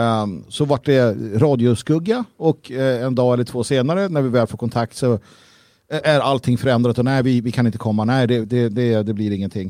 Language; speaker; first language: Swedish; native; Swedish